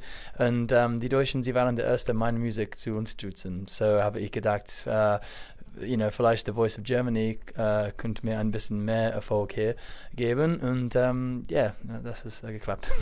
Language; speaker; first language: German; non-native, learner; English